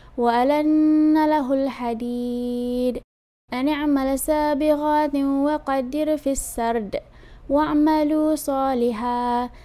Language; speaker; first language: Arabic; non-native, learner; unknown